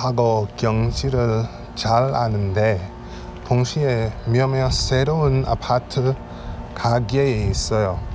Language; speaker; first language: Korean; non-native, learner; English